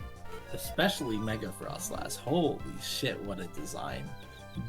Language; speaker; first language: English; native; English